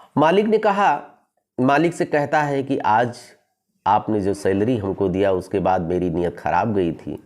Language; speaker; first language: Hindi; native; Hindi